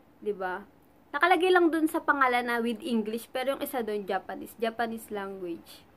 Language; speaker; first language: Filipino; native; Filipino